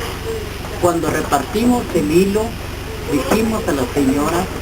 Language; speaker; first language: Spanish; non-native, local second language; Kʼicheʼ